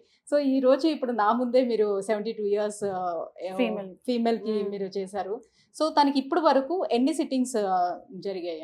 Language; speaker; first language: Telugu; native; Telugu